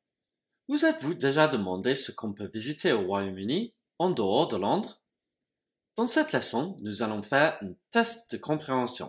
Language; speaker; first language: French; non-native, fluent; English